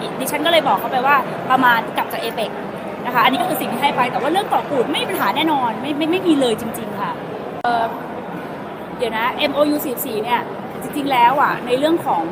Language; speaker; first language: Thai; native; Thai